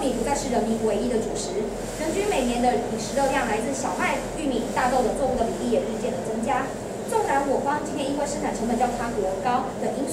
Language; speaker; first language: Chinese; native; Chinese